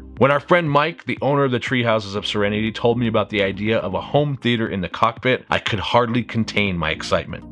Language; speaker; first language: English; native; English